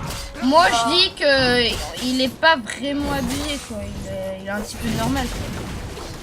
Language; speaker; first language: French; native; French